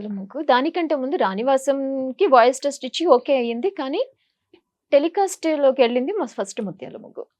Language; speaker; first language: Telugu; native; Telugu